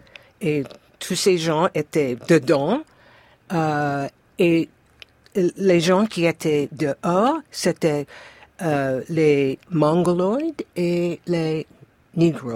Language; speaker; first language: French; non-native, fluent; English